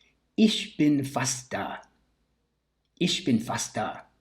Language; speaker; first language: German; early bilingual, heritage; English